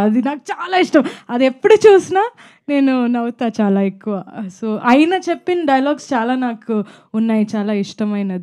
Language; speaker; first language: Telugu; non-native, fluent; Malayalam